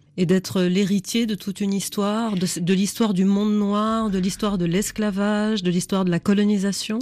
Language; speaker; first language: French; native; French